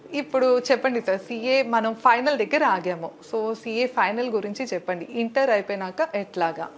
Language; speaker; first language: Telugu; native; Telugu